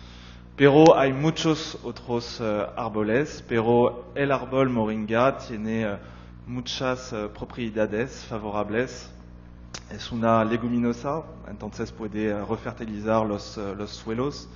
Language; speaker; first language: Spanish; non-native, fluent; French